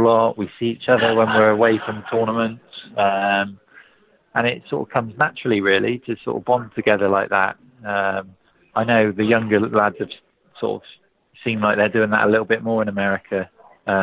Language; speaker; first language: English; native; English